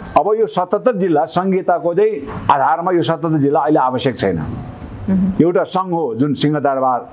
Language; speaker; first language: Nepali; non-native, local second language; Sherpa